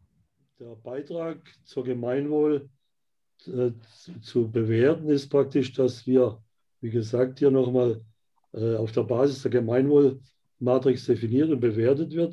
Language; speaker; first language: German; native; German